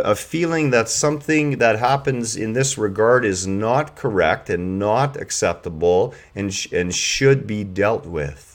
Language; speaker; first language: English; native; English